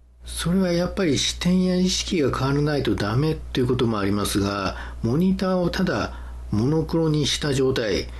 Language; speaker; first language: Japanese; native; Japanese